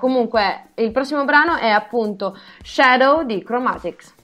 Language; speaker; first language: Italian; native; Italian